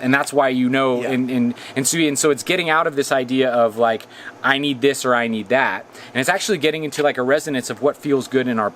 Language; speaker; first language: English; native; English